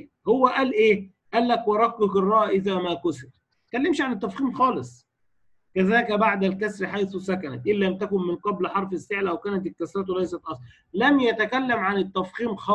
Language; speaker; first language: Arabic; native; Arabic